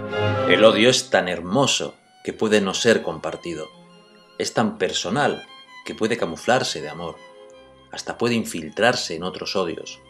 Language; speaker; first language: Spanish; native; Spanish